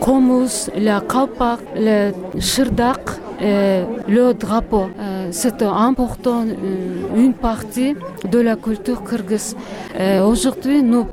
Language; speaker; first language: French; non-native, learner; Kyrgyz